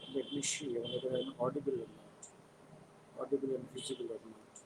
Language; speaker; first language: English; non-native, local second language; Bangla